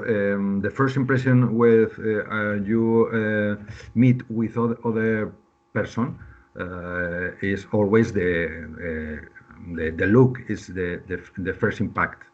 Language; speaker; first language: English; non-native, learner; Spanish